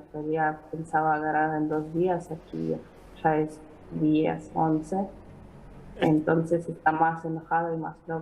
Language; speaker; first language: Spanish; non-native, fluent; Ukrainian